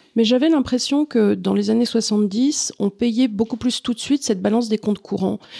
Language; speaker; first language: French; native; French